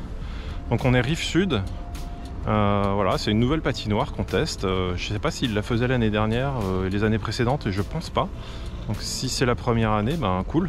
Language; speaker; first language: French; native; French